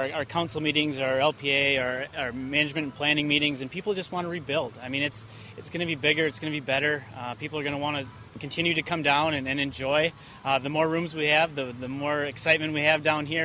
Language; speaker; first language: English; native; English